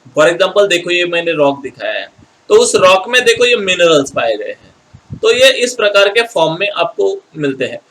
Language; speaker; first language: Hindi; non-native, local second language; Marathi